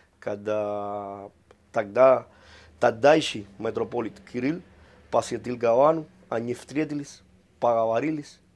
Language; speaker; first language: Russian; non-native, fluent; Spanish